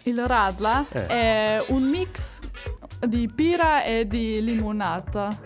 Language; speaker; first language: Italian; non-native, fluent; German